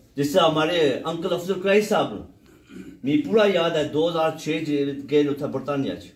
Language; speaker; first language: Urdu; non-native, local second language; Punjabi